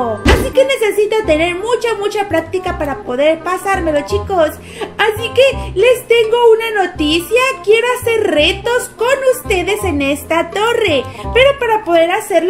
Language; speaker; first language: Spanish; native; Spanish